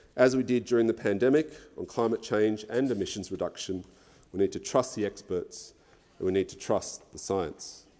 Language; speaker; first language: English; early bilingual, other home language; French